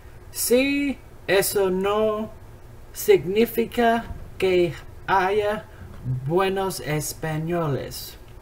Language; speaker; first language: Spanish; non-native, learner; English